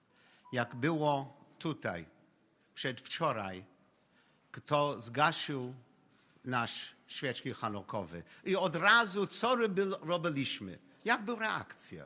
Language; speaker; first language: Polish; non-native, learner; English